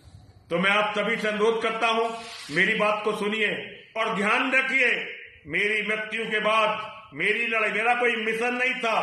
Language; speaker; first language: Hindi; native; Hindi